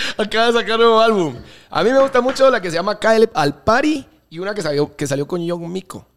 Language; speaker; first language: Spanish; non-native, fluent; Dutch